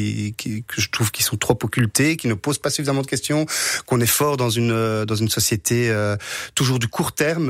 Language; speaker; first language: French; native; French